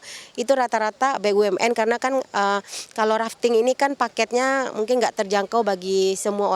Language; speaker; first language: Indonesian; native; Indonesian